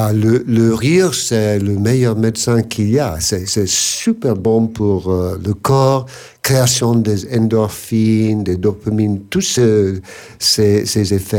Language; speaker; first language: French; non-native, fluent; English